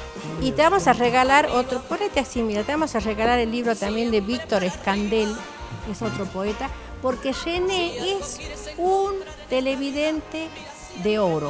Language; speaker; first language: Spanish; native; Spanish